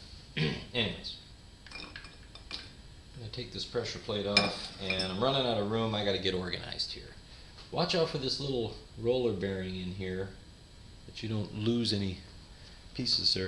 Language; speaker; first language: English; native; English